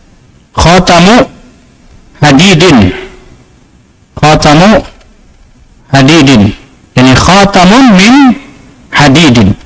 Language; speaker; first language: Arabic; non-native, fluent; Indonesian